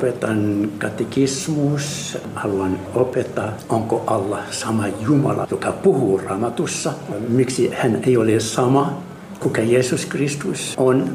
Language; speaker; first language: Finnish; non-native, fluent; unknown